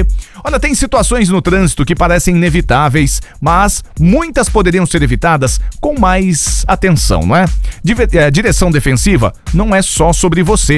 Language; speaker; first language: Portuguese; native; Portuguese